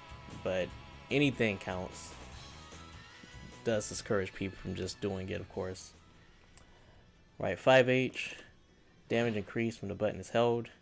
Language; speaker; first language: English; native; English